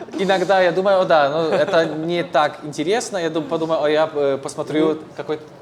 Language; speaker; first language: Russian; non-native, fluent; Polish